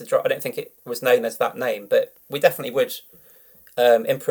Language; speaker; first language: English; native; English